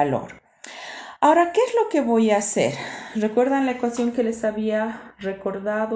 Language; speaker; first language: Spanish; native; Spanish